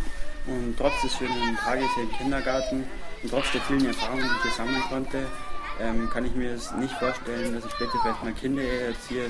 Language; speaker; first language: German; native; German